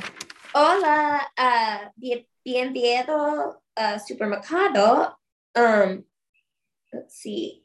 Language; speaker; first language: Spanish; non-native, learner; English